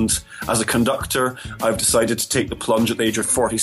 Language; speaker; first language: English; native; English